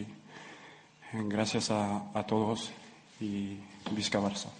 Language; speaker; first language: Spanish; non-native, fluent; French